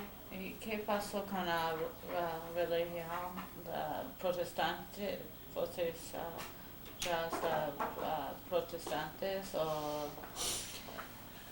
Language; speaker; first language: Portuguese; non-native, fluent; Spanish